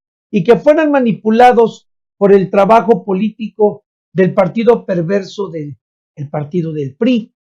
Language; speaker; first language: Spanish; native; Spanish